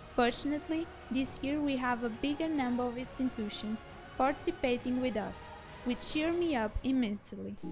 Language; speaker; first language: English; non-native, fluent; Portuguese